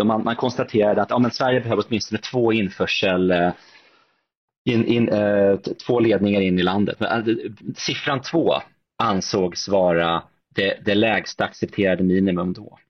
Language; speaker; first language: Swedish; native; Swedish